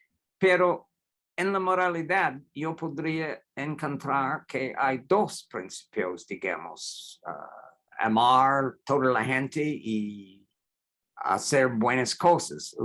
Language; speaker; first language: Spanish; non-native, fluent; English